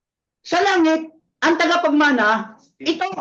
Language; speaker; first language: Filipino; native; Filipino